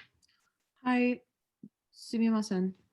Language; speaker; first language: Japanese; non-native, learner; English